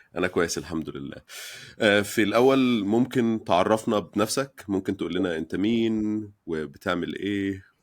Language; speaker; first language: Egyptian Arabic; native; Egyptian Arabic